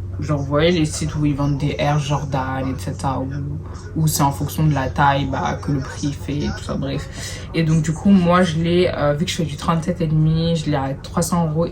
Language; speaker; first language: French; native; French